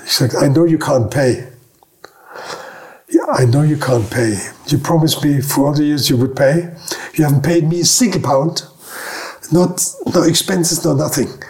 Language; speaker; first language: English; non-native, fluent; German